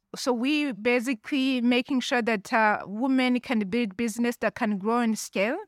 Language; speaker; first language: English; non-native, local second language; Kinyarwanda